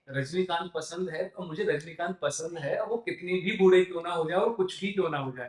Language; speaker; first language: Hindi; native; Hindi